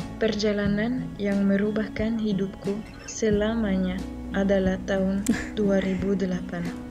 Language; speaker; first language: Indonesian; non-native, fluent; French